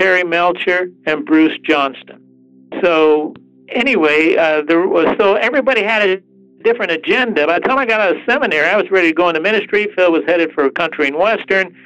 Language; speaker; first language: English; early bilingual, other home language; Spanish